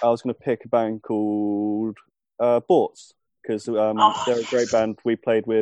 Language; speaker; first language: English; native; English